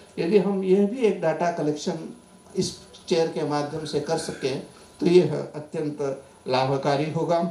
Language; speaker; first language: Hindi; non-native, local second language; Marathi